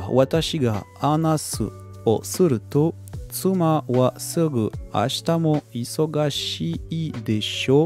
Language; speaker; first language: Japanese; non-native, learner; French